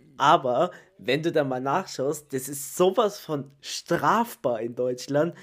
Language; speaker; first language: German; early bilingual, other home language; Italian